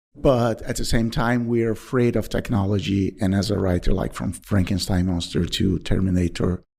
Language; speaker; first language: English; non-native, fluent; Portuguese